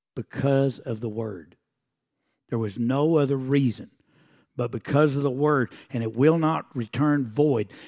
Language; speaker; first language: English; native; English